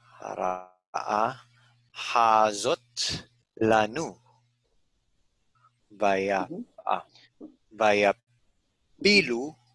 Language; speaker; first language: Hebrew; non-native, learner; English